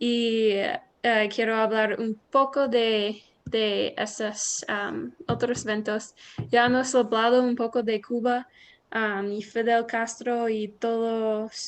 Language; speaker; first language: Spanish; non-native, learner; English